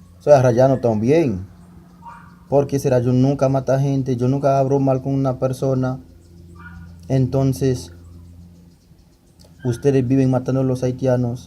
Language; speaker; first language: Spanish; non-native, learner; Haitian Creole